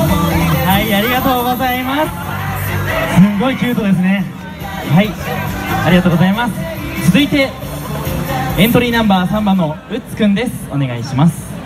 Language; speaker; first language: Japanese; native; Japanese